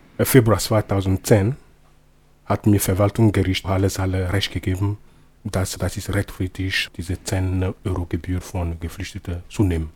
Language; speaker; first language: German; non-native, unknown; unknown